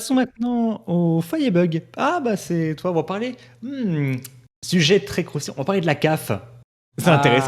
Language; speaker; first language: French; native; French